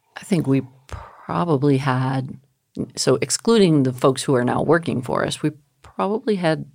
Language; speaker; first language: English; native; English